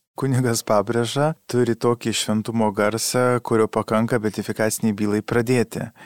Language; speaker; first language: Lithuanian; native; Lithuanian